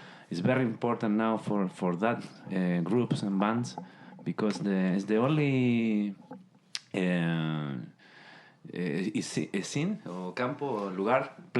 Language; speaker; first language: English; non-native, learner; Spanish